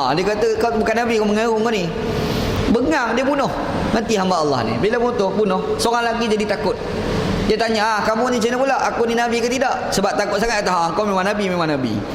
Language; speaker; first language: Malay; native; Malay